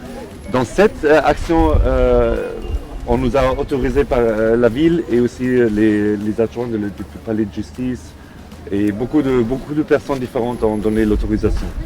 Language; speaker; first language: French; non-native, fluent; German